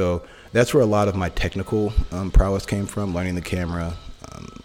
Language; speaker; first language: English; native; English